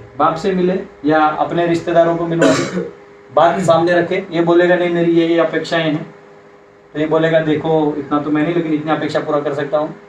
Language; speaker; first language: Hindi; non-native, local second language; Marathi